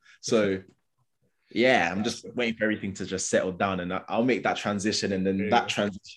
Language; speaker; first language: English; native; English